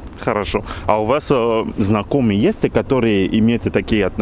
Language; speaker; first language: Russian; non-native, learner; French